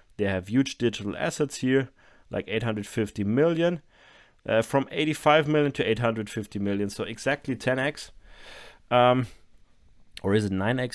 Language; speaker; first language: English; non-native, fluent; German